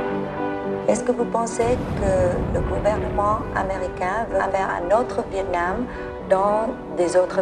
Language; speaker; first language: French; non-native, learner; English